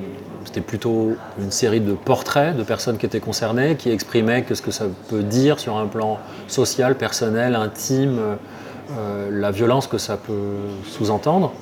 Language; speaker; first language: French; native; French